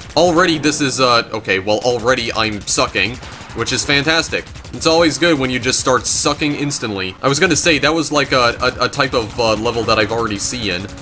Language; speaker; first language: English; native; English